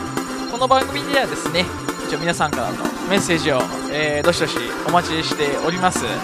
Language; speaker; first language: Japanese; native; Japanese